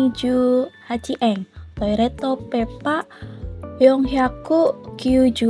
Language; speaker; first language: Japanese; non-native, learner; Indonesian